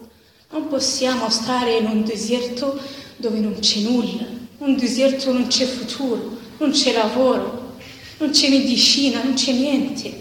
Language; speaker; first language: Italian; non-native, learner; Arabic